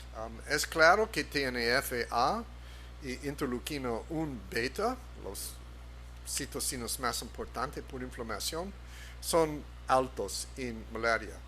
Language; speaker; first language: Spanish; non-native, fluent; English